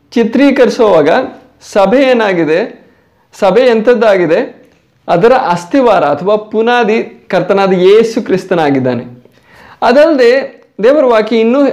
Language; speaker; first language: Kannada; non-native, local second language; Malayalam